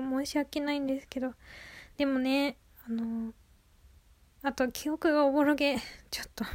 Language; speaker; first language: Japanese; native; Japanese